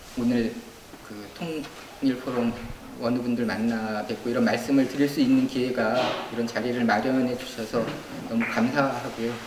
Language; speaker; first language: Korean; native; Korean